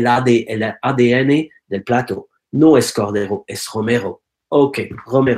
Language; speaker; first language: Spanish; non-native, learner; French